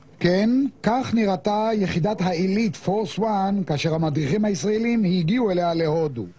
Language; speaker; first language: Hebrew; native; Hebrew